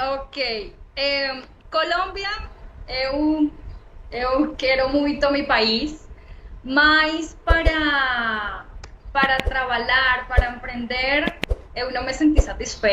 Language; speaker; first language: Portuguese; non-native, learner; Spanish